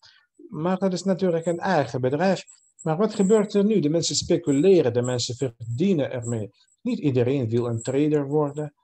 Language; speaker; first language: Dutch; non-native, fluent; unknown